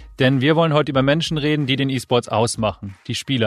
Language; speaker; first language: German; native; German